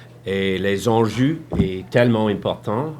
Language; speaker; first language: French; non-native, learner; English